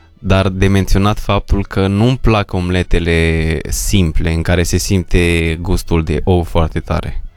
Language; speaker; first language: Romanian; native; Romanian